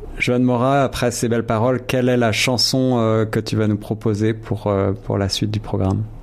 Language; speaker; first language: French; native; French